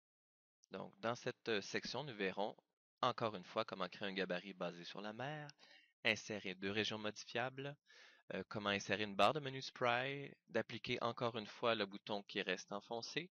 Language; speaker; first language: French; native; French